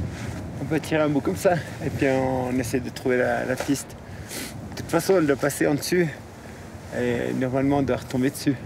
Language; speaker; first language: French; native; French